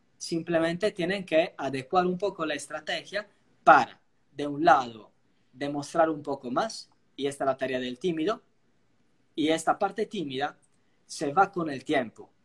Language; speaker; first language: Spanish; non-native, fluent; Italian